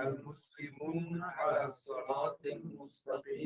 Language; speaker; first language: Arabic; non-native, learner; English